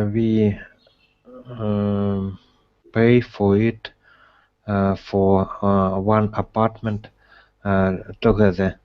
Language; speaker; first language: English; non-native, learner; Russian